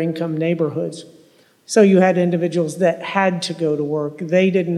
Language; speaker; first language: English; native; English